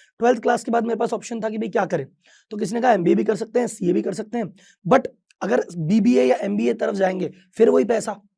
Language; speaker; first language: Hindi; native; Hindi